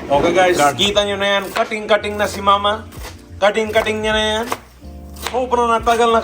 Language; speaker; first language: Filipino; early bilingual, other home language; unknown